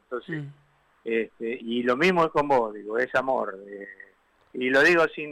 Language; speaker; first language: Spanish; native; Spanish